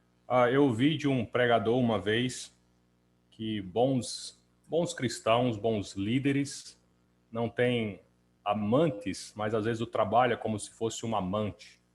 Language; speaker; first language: Portuguese; native; Portuguese